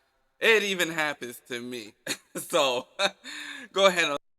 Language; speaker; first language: English; native; English